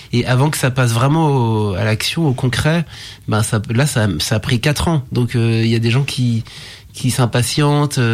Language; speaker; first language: French; native; French